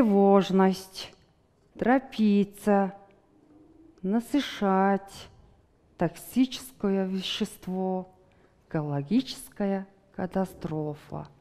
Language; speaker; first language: Russian; non-native, fluent; Mongolian